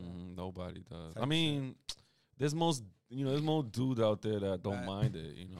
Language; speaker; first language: English; native; English